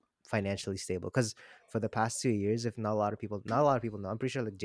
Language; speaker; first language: English; non-native, local second language; Filipino